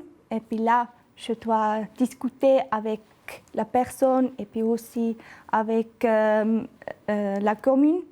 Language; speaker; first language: French; non-native, local second language; German